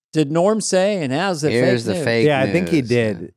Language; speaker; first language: English; native; English